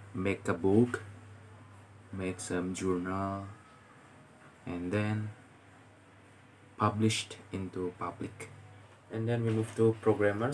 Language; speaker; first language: English; non-native, learner; Indonesian